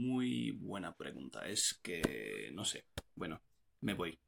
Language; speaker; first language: Spanish; non-native, fluent; English